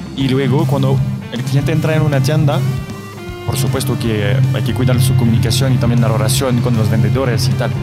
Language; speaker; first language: Spanish; non-native, fluent; French